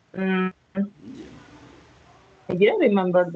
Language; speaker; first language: English; non-native, learner; Spanish